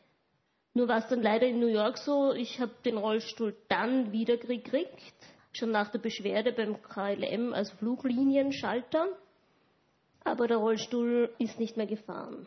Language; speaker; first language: German; native; German